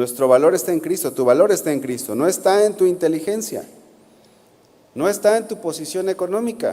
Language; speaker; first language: Spanish; native; Spanish